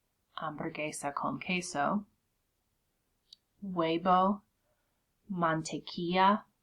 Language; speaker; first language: Spanish; non-native, fluent; English